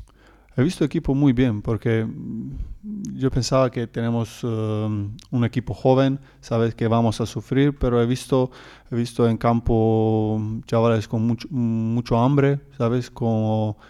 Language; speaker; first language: Spanish; non-native, learner; Croatian